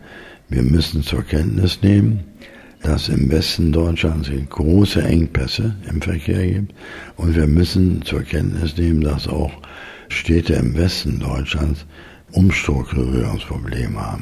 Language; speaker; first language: German; native; German